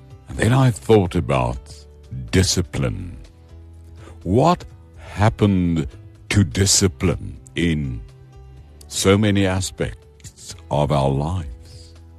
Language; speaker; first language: English; non-native, local second language; Afrikaans